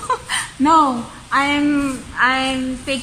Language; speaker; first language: English; non-native, learner; Filipino